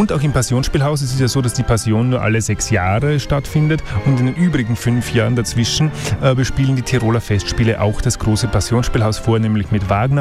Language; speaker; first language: German; native; German